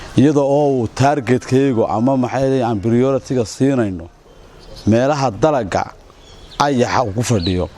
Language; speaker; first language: Somali; native; Somali